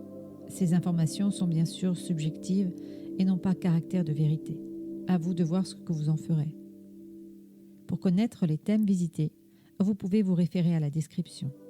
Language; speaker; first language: French; native; French